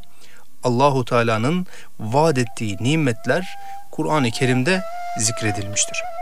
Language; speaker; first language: Turkish; native; Turkish